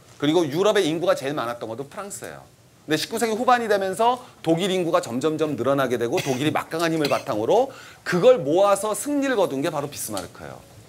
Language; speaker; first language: Korean; native; Korean